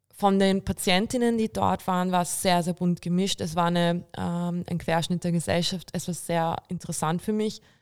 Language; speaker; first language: German; early bilingual, other home language; Bulgarian